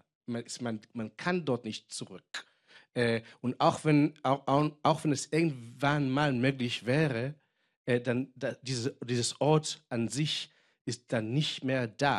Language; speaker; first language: German; non-native, fluent; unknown